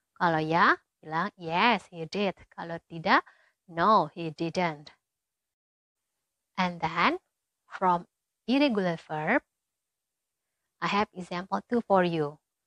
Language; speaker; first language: English; non-native, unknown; Indonesian